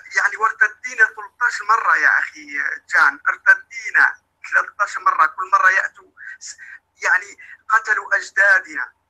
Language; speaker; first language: Arabic; native; Arabic